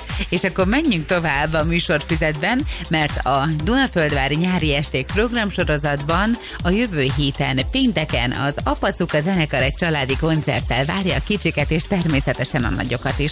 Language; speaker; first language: Hungarian; native; Hungarian